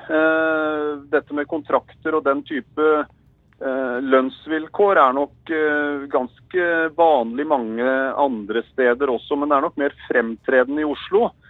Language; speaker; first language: Norwegian; native; Norwegian